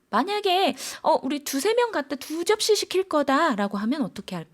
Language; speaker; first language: Korean; native; Korean